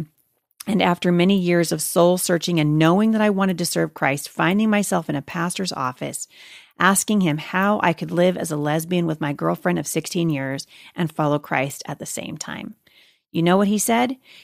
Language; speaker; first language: English; native; English